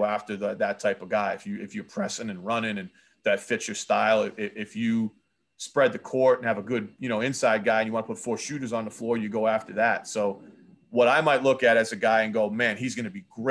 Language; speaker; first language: English; native; English